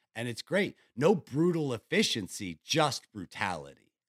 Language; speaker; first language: English; native; English